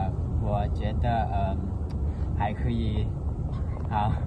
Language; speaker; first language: Chinese; non-native, learner; Lao